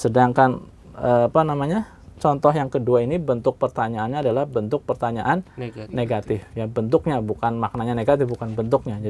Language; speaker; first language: Indonesian; native; Indonesian